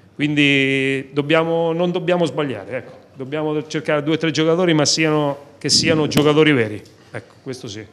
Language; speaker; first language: Italian; native; Italian